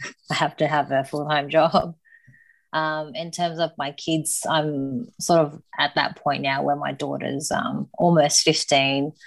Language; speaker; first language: English; early bilingual, other home language; Japanese